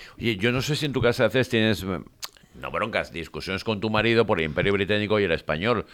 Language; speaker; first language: Spanish; native; Spanish